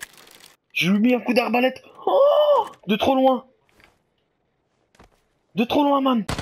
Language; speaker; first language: French; native; French